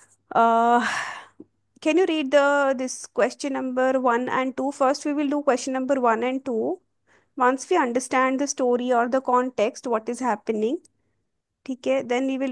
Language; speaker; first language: English; non-native, local second language; Hindi